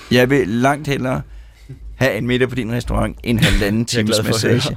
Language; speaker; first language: Danish; native; Danish